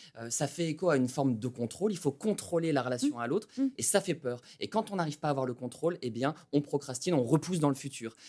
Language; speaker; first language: French; native; French